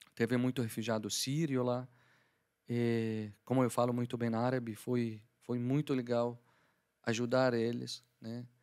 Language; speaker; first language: Portuguese; non-native, fluent; Arabic